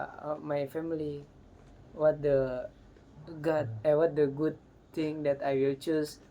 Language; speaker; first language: English; non-native, learner; Indonesian